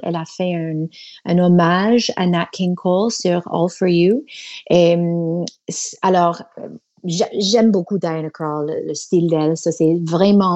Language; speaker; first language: French; non-native, learner; English